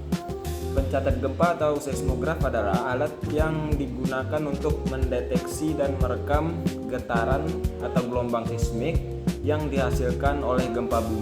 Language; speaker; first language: Indonesian; native; Indonesian